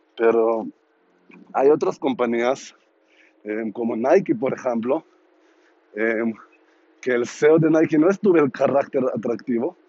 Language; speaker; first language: Spanish; non-native, learner; Hebrew